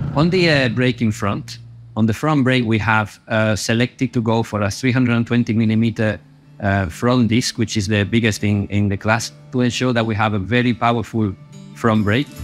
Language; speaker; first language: English; non-native, fluent; Spanish